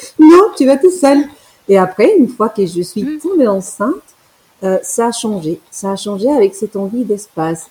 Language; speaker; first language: French; non-native, fluent; Spanish